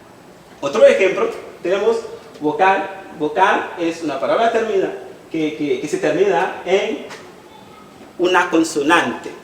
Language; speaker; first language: Spanish; non-native, fluent; Haitian Creole